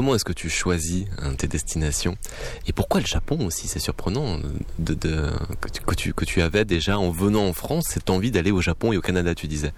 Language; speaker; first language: French; native; French